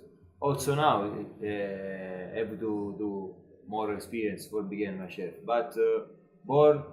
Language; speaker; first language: English; non-native, learner; Italian